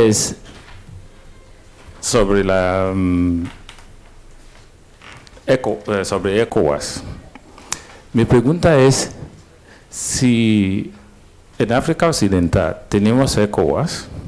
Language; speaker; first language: Spanish; non-native, fluent; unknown